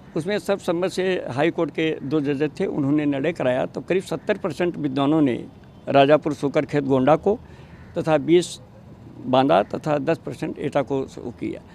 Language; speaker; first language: Hindi; native; Hindi